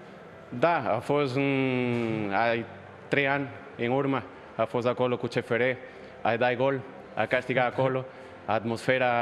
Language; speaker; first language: Romanian; non-native, learner; Spanish